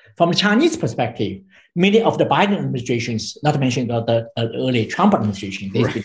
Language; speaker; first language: English; non-native, fluent; Chinese